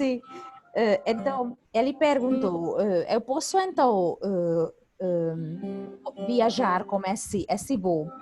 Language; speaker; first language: Portuguese; non-native, fluent; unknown